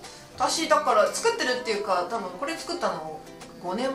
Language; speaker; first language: Japanese; native; Japanese